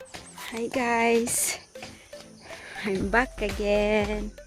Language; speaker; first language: English; non-native, local second language; Filipino